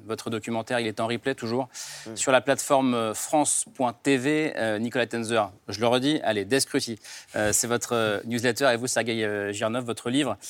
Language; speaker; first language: French; native; French